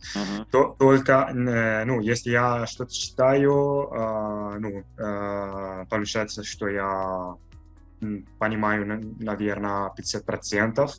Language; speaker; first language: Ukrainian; non-native, learner; Italian